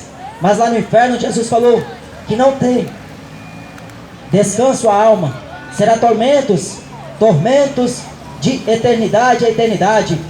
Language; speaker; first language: Portuguese; native; Portuguese